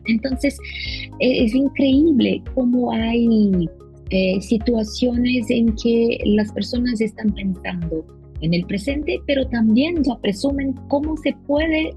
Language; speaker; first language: Spanish; non-native, fluent; Portuguese